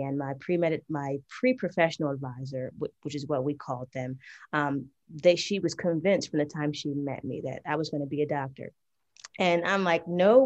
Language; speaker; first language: English; native; English